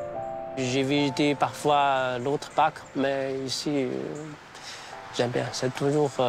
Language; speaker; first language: French; non-native, fluent; Chinese